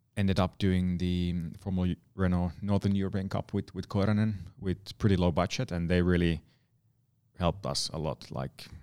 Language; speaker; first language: English; non-native, fluent; Finnish